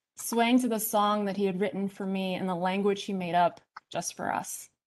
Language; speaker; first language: English; early bilingual, other home language; Chinese